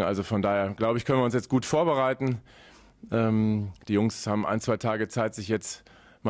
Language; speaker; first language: German; native; German